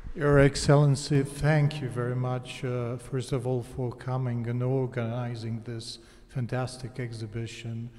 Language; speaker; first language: English; non-native, fluent; Polish